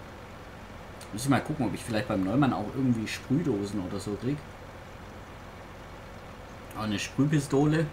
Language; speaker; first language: German; native; German